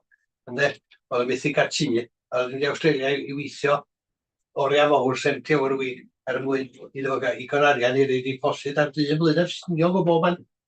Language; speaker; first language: Welsh; native; Welsh